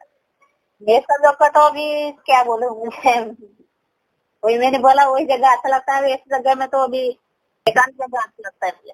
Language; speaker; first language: Hindi; non-native, local second language; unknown